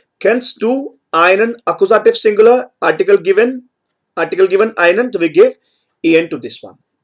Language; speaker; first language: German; non-native, fluent; Hindi